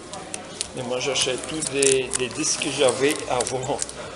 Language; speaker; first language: French; non-native, local second language; Dutch